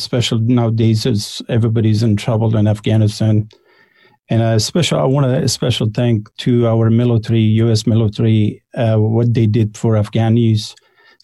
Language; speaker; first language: English; non-native, fluent; Persian